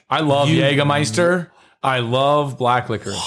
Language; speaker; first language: English; native; English